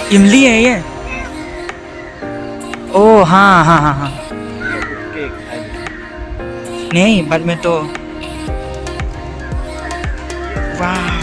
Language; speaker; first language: Hindi; non-native, local second language; Khasi